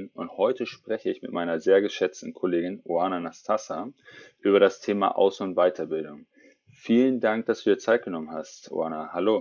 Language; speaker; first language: German; native; German